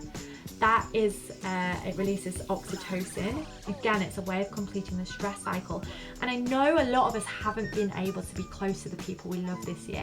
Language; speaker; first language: English; native; English